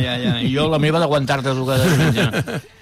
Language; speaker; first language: Catalan; native; Catalan